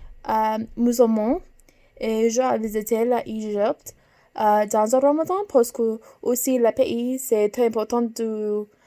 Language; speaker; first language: French; non-native, learner; English